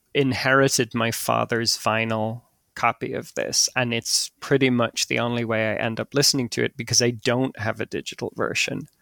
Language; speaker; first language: English; native; English